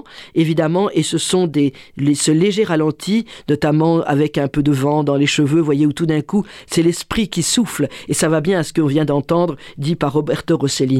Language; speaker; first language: French; native; French